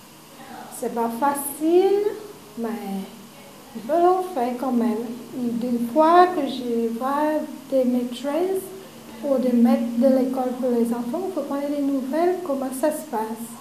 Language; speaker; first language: French; non-native, learner; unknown